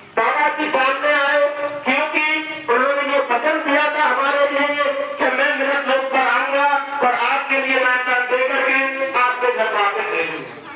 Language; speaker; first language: Hindi; native; Hindi